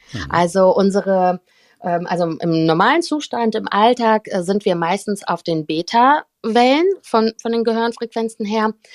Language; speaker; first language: German; early bilingual, other home language; Russian